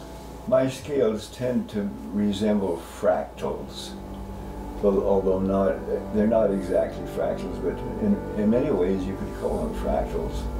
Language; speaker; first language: English; native; English